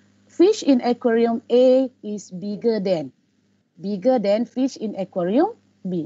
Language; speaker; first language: English; non-native, local second language; Malay